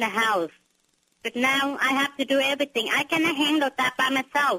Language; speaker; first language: English; non-native, learner; Vietnamese